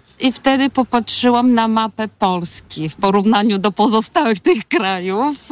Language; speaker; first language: Polish; non-native, fluent; Bulgarian